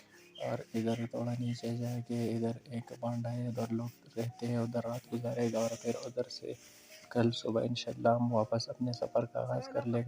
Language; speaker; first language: Hindi; non-native, local second language; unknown